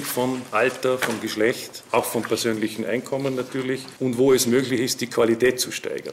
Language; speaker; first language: German; native; German